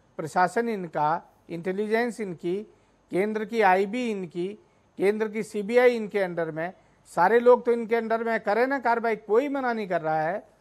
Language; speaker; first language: Hindi; native; Hindi